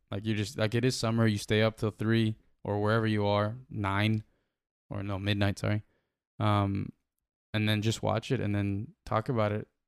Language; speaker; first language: English; native; English